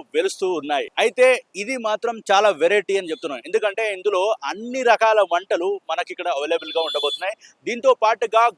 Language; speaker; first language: Telugu; native; Telugu